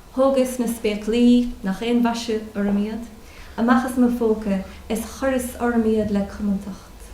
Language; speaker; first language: Irish; non-native, local second language; English